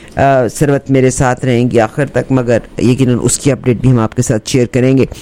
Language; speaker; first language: Urdu; native; Urdu